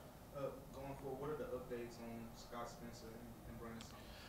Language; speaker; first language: English; native; English